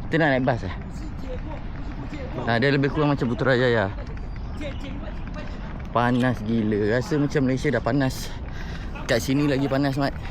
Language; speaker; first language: Malay; native; Malay